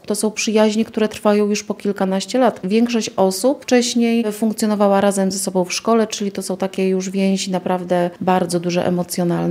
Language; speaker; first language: Polish; native; Polish